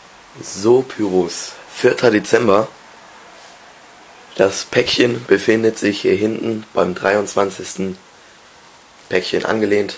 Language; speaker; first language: German; native; German